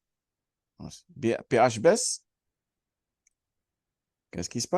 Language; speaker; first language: French; non-native, fluent; Arabic